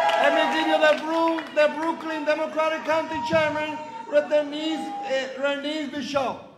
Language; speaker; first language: English; non-native, fluent; Spanish